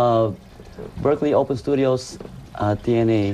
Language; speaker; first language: Spanish; non-native, fluent; English